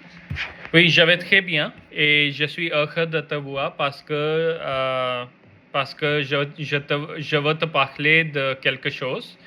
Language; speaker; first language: French; non-native, learner; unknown